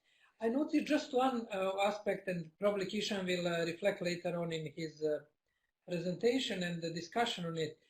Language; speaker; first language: English; non-native, fluent; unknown